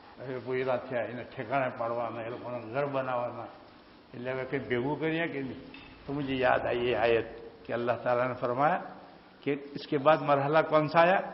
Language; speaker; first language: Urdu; non-native, local second language; Gujarati